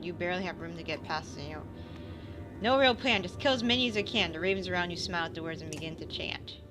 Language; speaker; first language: English; native; English